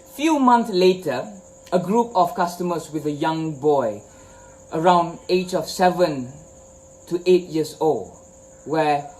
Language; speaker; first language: English; non-native, local second language; Malay